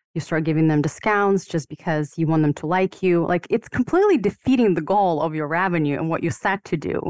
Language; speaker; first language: English; non-native, fluent; Ukrainian